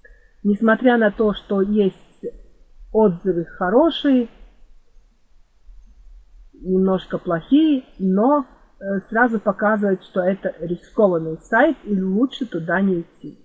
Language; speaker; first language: Russian; non-native, fluent; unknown